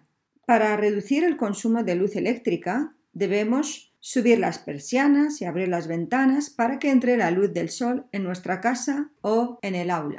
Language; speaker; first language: Spanish; native; Spanish